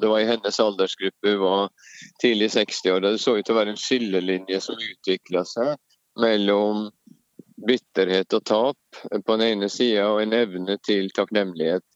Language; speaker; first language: Norwegian; native; Norwegian